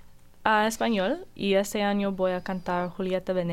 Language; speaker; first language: Spanish; non-native, learner; English